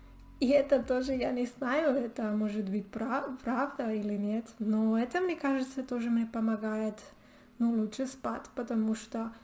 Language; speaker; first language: Russian; non-native, learner; Spanish